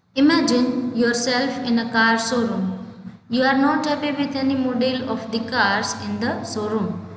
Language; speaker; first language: English; non-native, local second language; Gujarati